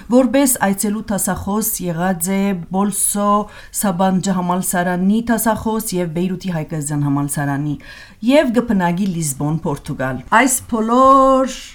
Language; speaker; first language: Armenian; early bilingual, heritage; Armenian